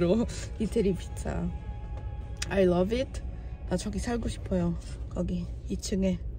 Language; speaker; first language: Korean; non-native, learner; Italian